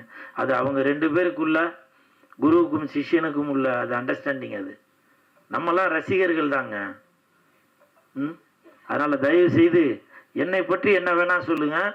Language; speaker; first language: Tamil; native; Tamil